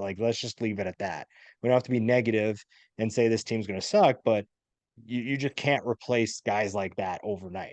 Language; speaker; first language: English; native; English